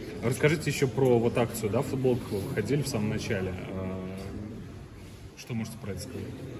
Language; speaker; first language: Russian; native; Russian